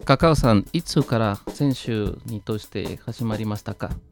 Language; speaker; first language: Japanese; non-native, learner; Spanish